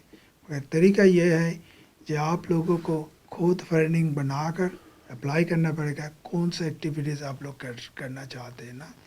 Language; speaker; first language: Hindi; non-native, local second language; Bangla